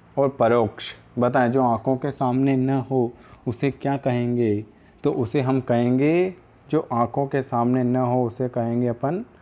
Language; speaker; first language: Hindi; native; Hindi